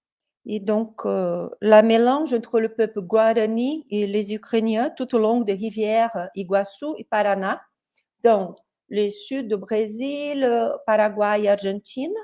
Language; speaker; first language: French; non-native, fluent; Portuguese